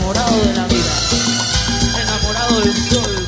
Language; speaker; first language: Spanish; native; Spanish